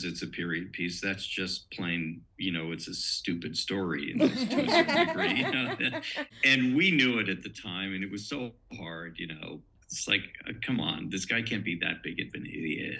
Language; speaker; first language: English; native; English